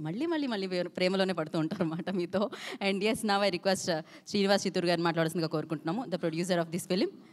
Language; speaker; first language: Telugu; native; Telugu